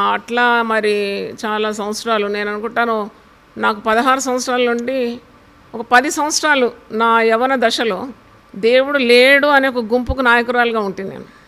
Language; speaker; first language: Telugu; non-native, local second language; Malayalam